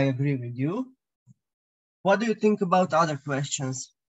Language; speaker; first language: English; non-native, fluent; Croatian